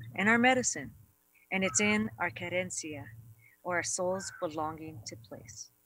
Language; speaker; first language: English; native; English